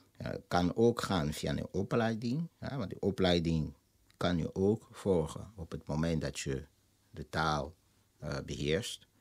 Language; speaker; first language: Dutch; non-native, fluent; Lingala